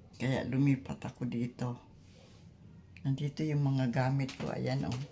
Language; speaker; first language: Filipino; non-native, local second language; Masbatenyo